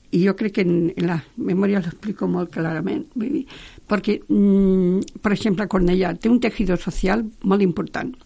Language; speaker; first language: Catalan; non-native, local second language; Spanish